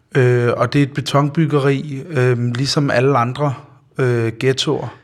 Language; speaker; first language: Danish; early bilingual, other home language; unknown